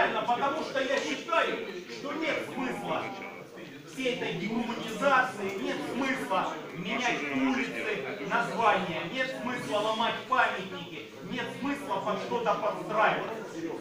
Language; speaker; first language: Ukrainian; non-native, local second language; Russian